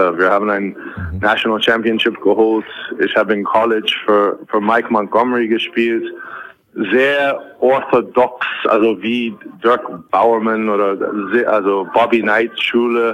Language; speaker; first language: German; non-native, fluent; English